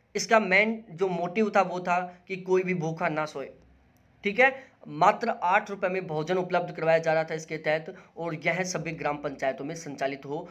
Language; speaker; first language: Hindi; native; Hindi